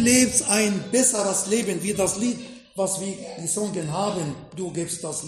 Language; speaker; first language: German; non-native, fluent; Arabic